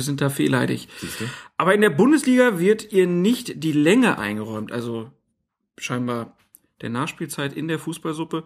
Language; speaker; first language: German; native; German